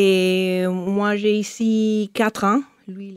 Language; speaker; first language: French; non-native, fluent; Spanish